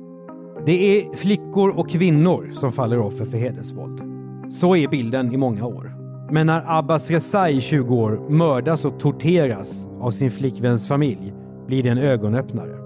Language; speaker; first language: Swedish; native; Swedish